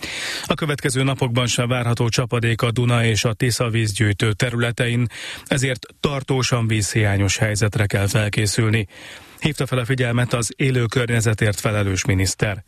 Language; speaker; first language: Hungarian; native; Hungarian